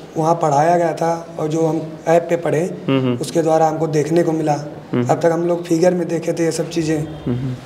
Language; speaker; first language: Hindi; native; Hindi